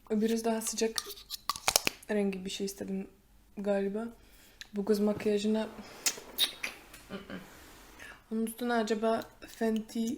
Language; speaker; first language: Turkish; non-native, fluent; Polish